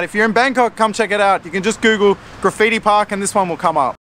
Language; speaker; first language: English; native; English